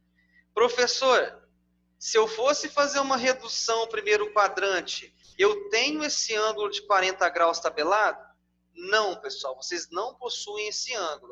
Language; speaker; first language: Portuguese; native; Portuguese